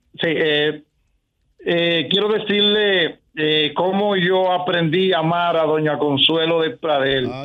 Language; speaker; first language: Spanish; native; Spanish